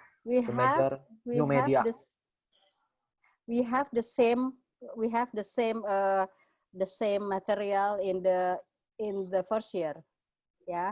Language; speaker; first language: English; non-native, learner; Indonesian